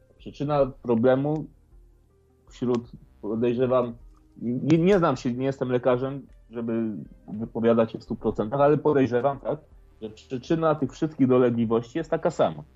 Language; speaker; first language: Polish; native; Polish